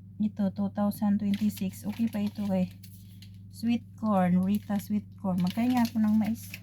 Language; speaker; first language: Filipino; non-native, local second language; Cebuano